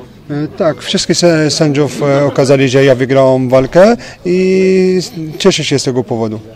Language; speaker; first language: Polish; non-native, fluent; French